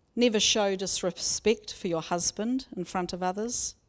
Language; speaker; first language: English; native; English